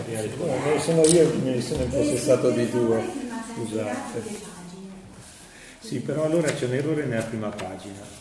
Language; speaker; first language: Italian; native; Italian